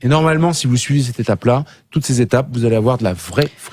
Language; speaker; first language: French; native; French